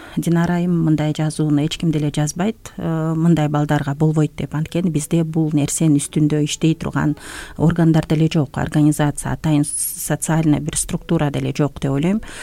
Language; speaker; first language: Kyrgyz; native; Kyrgyz